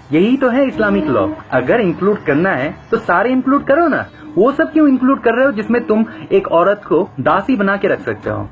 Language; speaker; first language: Hindi; non-native, fluent; Bangla